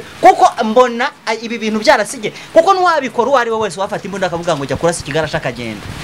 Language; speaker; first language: Kinyarwanda; native; Kinyarwanda